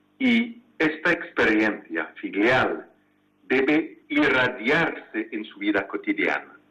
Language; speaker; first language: Spanish; non-native, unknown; French